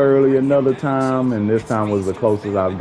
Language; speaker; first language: English; native; English